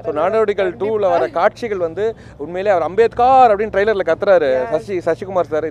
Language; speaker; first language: Tamil; native; Tamil